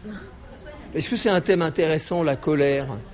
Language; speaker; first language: French; native; French